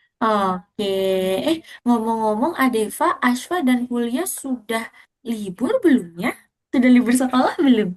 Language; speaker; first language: Indonesian; native; Indonesian